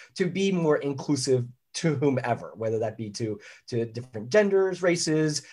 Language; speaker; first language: English; native; English